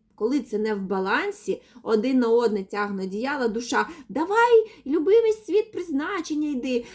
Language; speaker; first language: Ukrainian; non-native, local second language; Russian